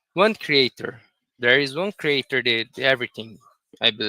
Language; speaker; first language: English; non-native, learner; Portuguese